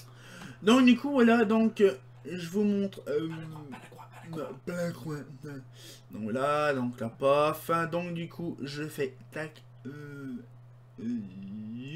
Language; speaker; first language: French; native; French